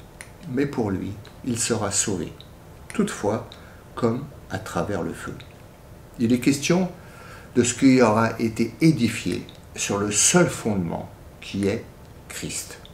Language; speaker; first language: French; native; French